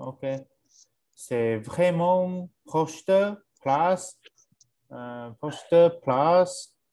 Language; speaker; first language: French; non-native, learner; English